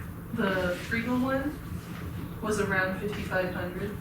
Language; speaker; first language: English; native; English